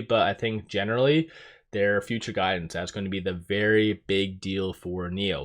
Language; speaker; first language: English; native; English